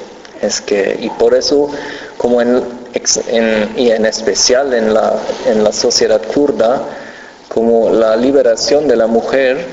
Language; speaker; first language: Spanish; non-native, fluent; German